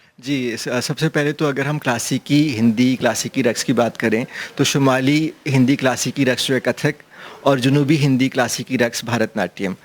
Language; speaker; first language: Urdu; non-native, local second language; Pashto